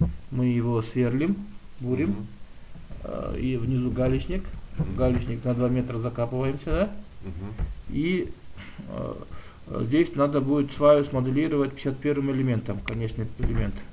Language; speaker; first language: Russian; native; Russian